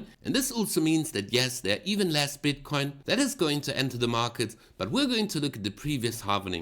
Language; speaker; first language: English; non-native, fluent; German